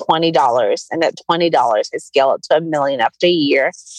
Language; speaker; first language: English; non-native, local second language; Cebuano